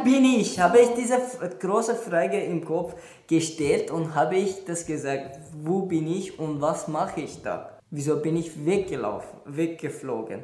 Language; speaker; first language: German; non-native, learner; Persian